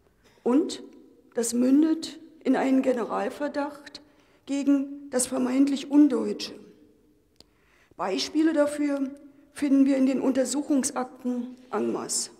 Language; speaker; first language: German; native; German